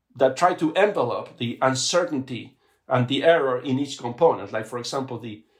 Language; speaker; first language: English; non-native, fluent; Spanish